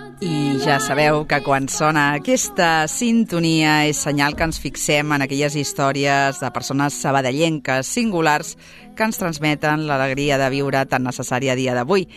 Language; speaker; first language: Catalan; native; Catalan